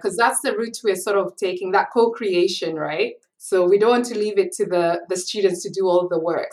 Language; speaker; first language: English; native; English